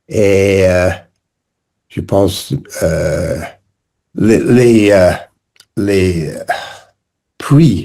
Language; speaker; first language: French; non-native, learner; English